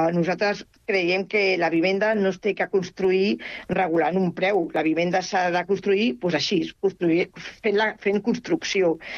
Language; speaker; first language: Catalan; non-native, local second language; Spanish